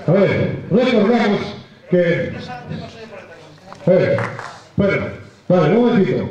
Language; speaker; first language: Spanish; native; Spanish